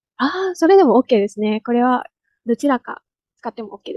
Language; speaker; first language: Japanese; non-native, fluent; Indonesian